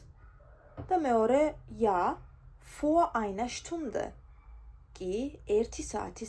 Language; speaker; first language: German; non-native, fluent; Georgian